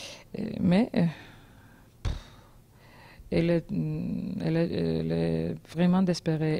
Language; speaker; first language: French; non-native, learner; Georgian